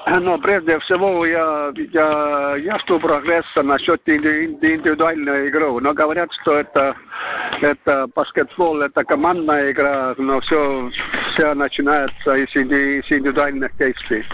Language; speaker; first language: Russian; non-native, learner; Estonian